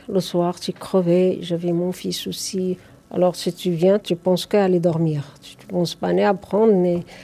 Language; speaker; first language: French; non-native, fluent; Arabic